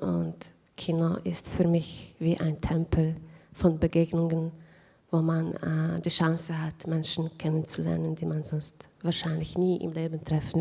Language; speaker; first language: German; non-native, fluent; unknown